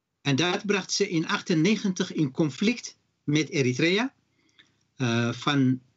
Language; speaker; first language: Dutch; non-native, fluent; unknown